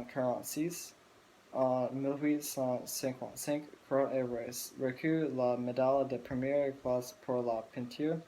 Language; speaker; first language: French; non-native, learner; English